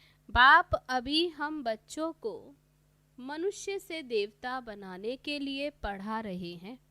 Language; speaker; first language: Hindi; native; Hindi